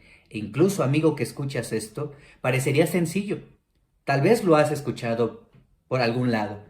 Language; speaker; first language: Spanish; native; Spanish